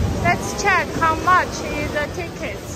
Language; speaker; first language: English; non-native, learner; Chinese